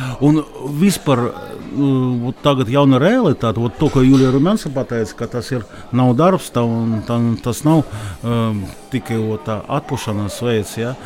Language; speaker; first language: Latvian; non-native, local second language; Russian